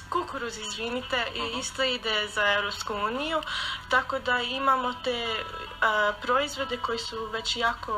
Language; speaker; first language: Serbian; early bilingual, heritage; Serbian